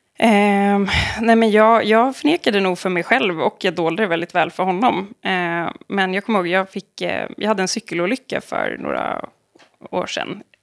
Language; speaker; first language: Swedish; native; Swedish